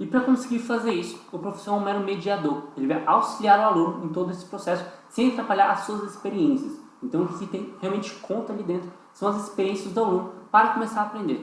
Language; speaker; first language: Portuguese; native; Portuguese